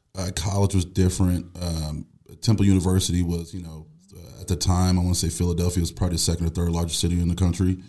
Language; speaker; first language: English; native; English